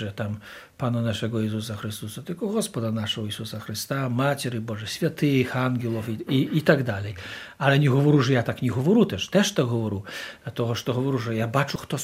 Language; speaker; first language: Polish; non-native, local second language; Ukrainian